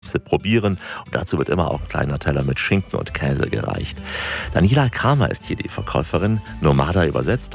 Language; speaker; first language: German; native; German